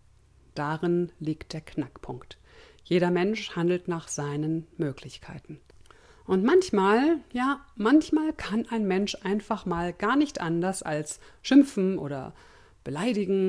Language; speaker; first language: German; native; German